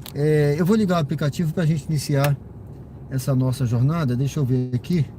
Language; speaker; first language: Portuguese; native; Portuguese